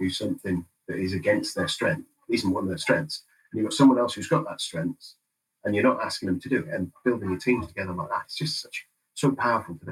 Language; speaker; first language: English; native; English